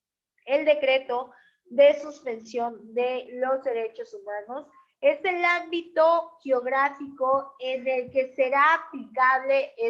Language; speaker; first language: Spanish; native; Spanish